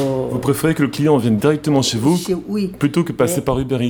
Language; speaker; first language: French; native; French